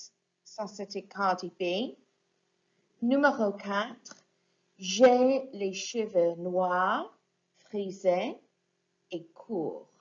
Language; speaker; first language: French; non-native, fluent; English